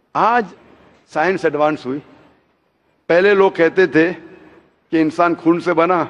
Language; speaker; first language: Hindi; non-native, local second language; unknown